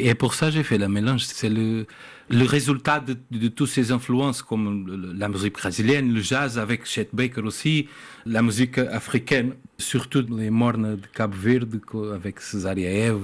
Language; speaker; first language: French; non-native, fluent; Portuguese